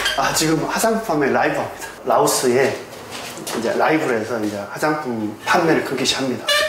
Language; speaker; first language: Korean; native; Korean